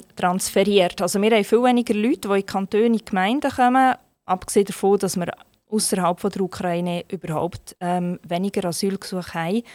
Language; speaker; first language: German; non-native, fluent; Turkish